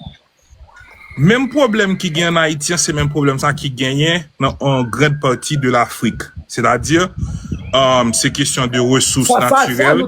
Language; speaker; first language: French; non-native, local second language; Haitian Creole